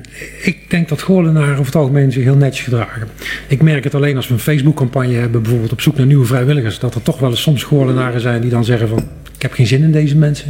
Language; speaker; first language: Dutch; native; Dutch